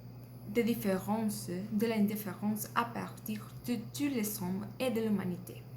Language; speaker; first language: French; non-native, learner; Spanish